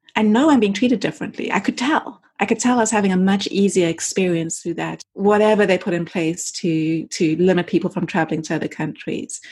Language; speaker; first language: English; native; English